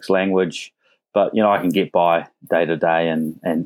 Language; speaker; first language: English; native; English